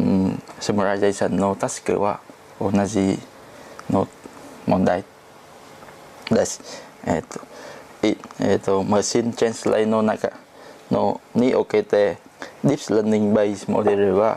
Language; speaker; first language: Japanese; non-native, learner; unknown